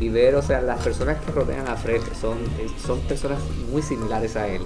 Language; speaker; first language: Spanish; native; Spanish